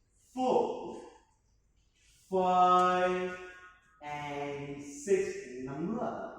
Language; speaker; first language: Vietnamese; non-native, learner; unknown